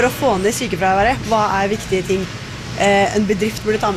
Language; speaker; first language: Norwegian; native; Norwegian